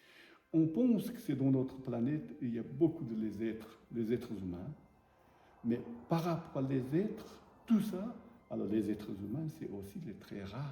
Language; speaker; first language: French; non-native, learner; Tibetan